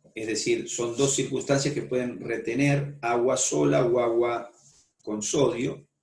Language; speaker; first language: Spanish; native; Spanish